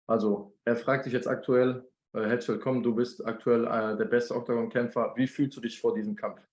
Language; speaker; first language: German; native; German